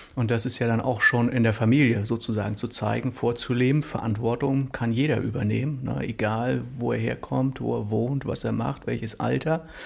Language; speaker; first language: German; native; German